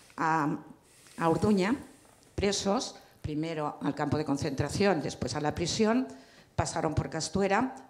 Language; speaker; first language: Spanish; native; Spanish